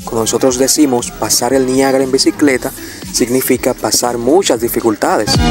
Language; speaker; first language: Spanish; native; Spanish